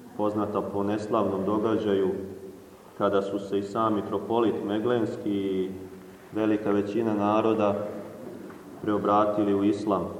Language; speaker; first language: Serbian; native; Serbian